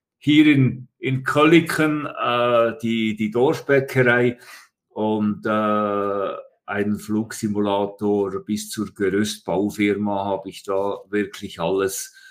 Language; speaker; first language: German; native; German